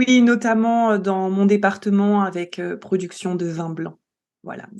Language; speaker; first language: French; native; French